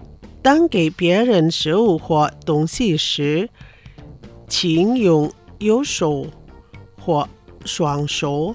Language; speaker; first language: Chinese; non-native, fluent; Indonesian